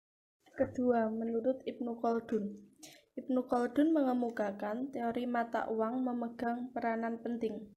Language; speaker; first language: Indonesian; native; Indonesian